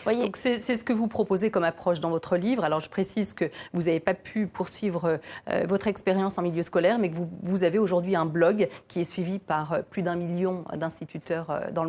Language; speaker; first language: French; native; French